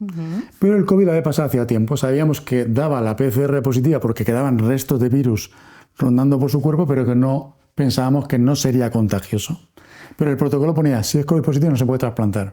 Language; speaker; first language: Spanish; native; Spanish